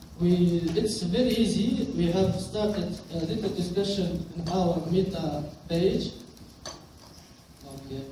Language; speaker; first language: English; non-native, local second language; Arabic